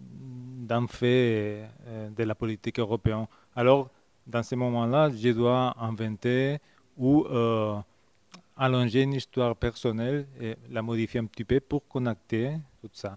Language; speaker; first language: French; non-native, fluent; Spanish